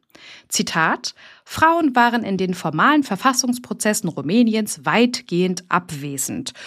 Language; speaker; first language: German; native; German